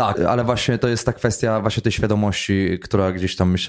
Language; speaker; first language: Polish; native; Polish